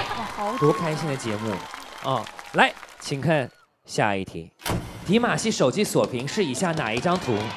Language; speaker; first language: Chinese; native; Chinese